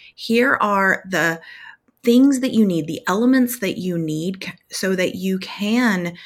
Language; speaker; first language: English; native; English